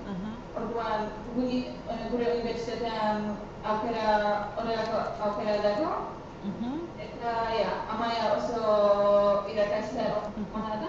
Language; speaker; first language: Basque; non-native, learner; Polish